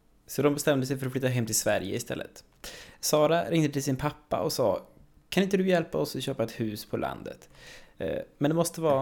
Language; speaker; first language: Swedish; native; Swedish